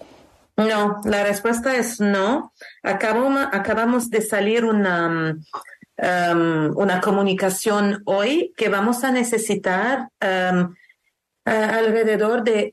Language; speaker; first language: Spanish; non-native, learner; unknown